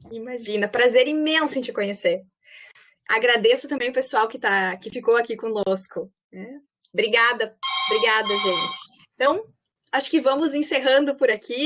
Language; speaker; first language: Portuguese; native; Portuguese